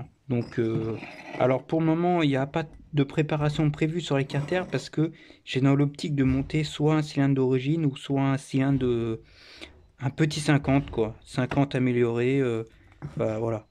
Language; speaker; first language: French; native; French